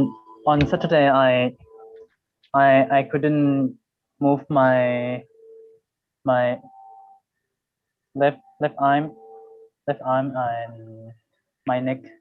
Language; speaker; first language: English; non-native, learner; Thai